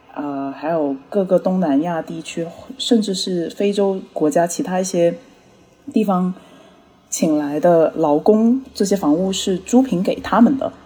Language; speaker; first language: Chinese; early bilingual, heritage; Chinese